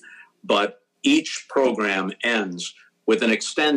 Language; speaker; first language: English; native; English